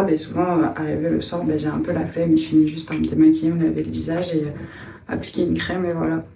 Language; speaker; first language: French; native; French